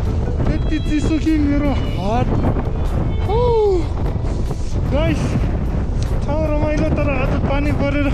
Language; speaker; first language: Nepali; non-native, local second language; Tibetan